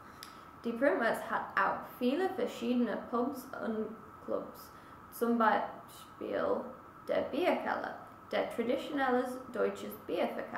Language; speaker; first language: German; non-native, learner; English